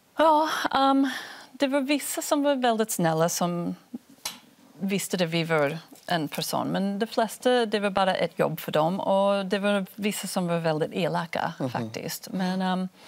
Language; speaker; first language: Swedish; non-native, fluent; Spanish